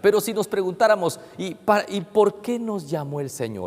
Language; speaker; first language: Spanish; native; Spanish